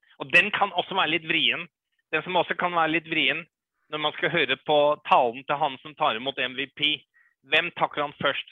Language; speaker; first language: Norwegian; early bilingual, other home language; English